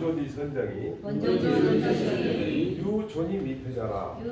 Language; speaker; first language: Korean; native; Korean